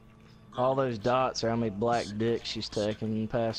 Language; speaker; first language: English; native; English